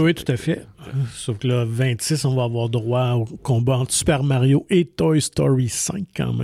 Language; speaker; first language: French; native; French